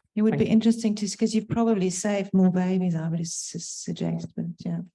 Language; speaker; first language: English; native; English